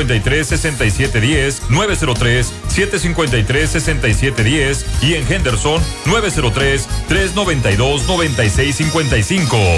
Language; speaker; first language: Spanish; native; Spanish